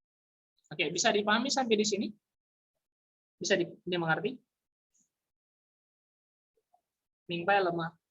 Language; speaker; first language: Indonesian; native; Indonesian